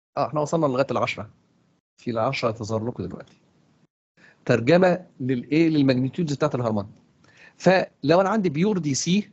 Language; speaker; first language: Arabic; native; Arabic